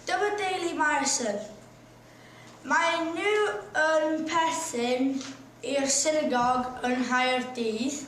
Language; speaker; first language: Welsh; non-native, learner; English